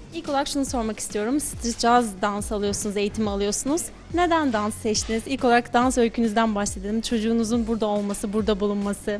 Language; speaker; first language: Turkish; native; Turkish